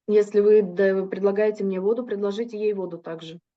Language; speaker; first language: Russian; native; Russian